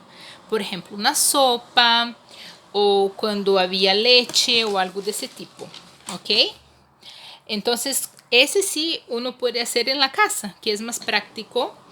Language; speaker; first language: Spanish; non-native, fluent; Portuguese